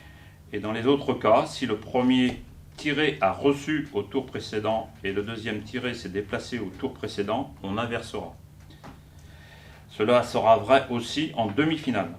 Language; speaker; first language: French; native; French